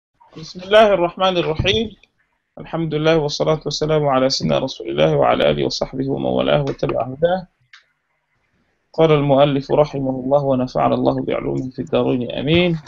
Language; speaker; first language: Arabic; non-native, fluent; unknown